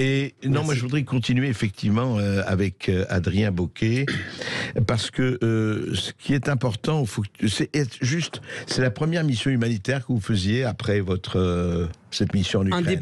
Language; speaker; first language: French; native; French